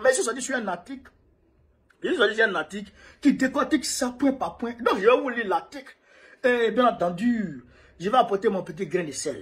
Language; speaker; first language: French; non-native, local second language; Bambara